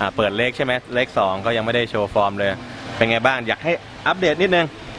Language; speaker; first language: Thai; native; Thai